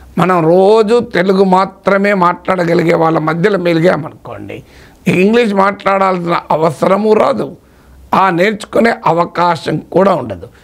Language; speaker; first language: Telugu; native; Telugu